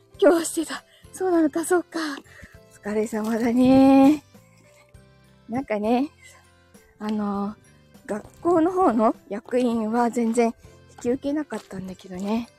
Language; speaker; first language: Japanese; native; Japanese